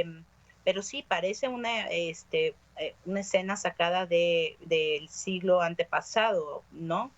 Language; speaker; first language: Spanish; native; Spanish